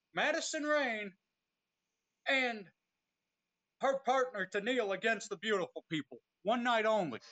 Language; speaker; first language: English; native; English